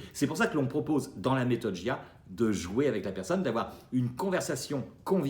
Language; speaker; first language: French; native; French